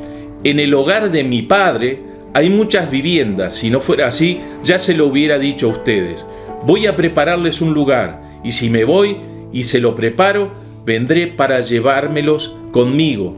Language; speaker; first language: Spanish; native; Spanish